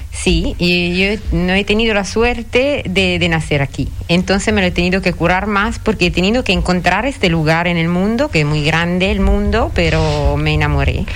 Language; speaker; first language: Spanish; non-native, fluent; Italian